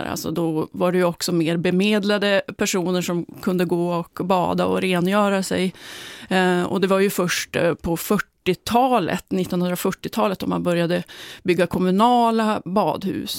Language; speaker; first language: Swedish; native; Swedish